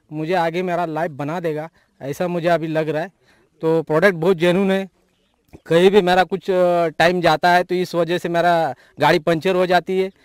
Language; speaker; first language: Hindi; non-native, local second language; Marathi